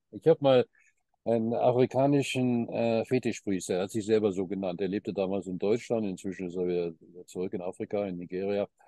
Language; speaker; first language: German; early bilingual, heritage; German